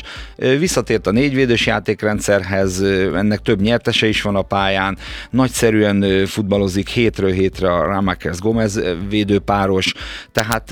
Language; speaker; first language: Hungarian; native; Hungarian